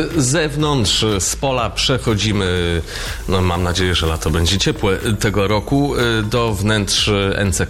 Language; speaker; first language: Polish; native; Polish